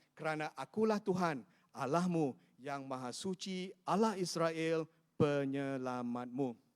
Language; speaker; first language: Malay; non-native, local second language; Chinese